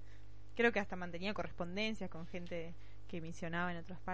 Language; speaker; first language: Spanish; native; Spanish